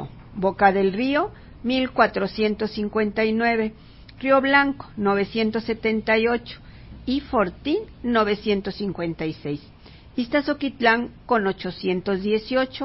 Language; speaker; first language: Spanish; native; Spanish